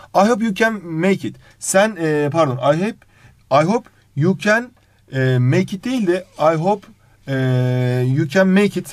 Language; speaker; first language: English; non-native, fluent; Turkish